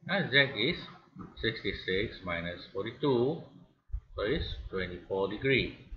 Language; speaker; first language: English; non-native, local second language; Malay